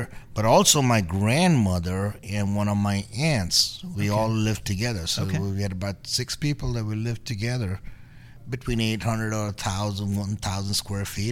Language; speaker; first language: English; non-native, local second language; Punjabi